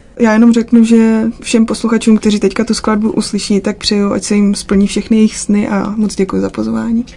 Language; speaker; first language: Czech; native; Czech